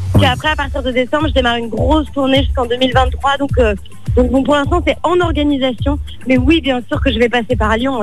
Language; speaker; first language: French; native; French